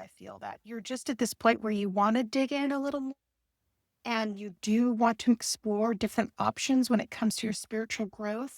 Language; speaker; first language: English; native; English